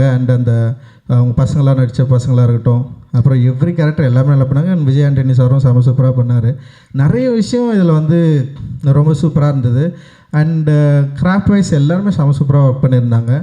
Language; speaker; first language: Tamil; native; Tamil